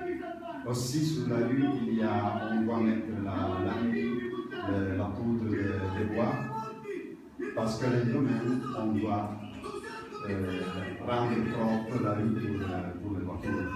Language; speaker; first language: French; non-native, learner; Italian